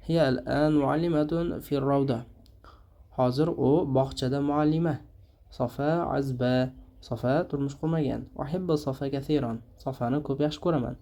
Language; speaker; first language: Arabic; non-native, fluent; Uzbek